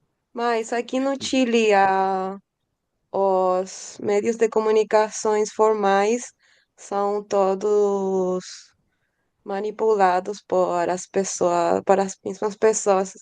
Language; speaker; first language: Portuguese; non-native, learner; Spanish